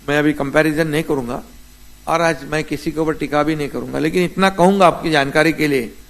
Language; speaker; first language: Hindi; non-native, local second language; Marathi